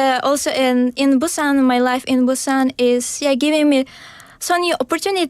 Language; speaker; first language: English; non-native, learner; Uzbek